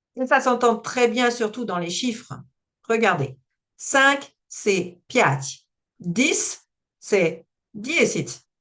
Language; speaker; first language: French; native; French